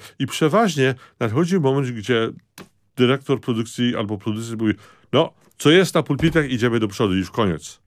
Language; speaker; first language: Polish; early bilingual, heritage; Polish